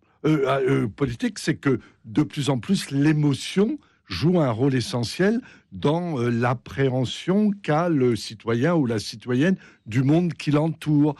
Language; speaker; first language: French; native; French